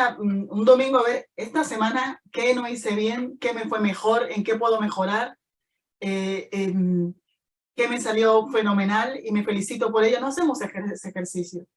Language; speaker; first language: Spanish; native; Spanish